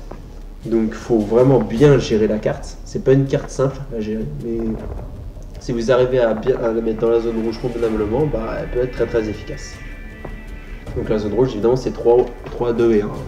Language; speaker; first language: French; native; French